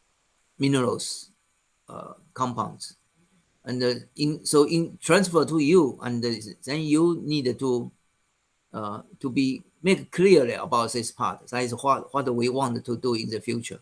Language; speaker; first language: English; non-native, fluent; Chinese